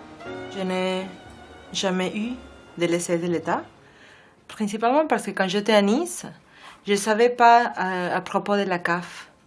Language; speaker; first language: French; non-native, learner; Spanish